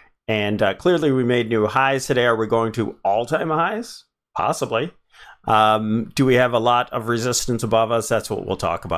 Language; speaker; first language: English; native; English